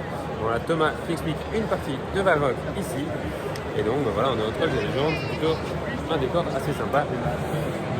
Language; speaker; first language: French; native; French